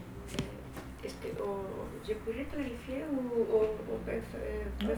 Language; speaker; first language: French; non-native, fluent; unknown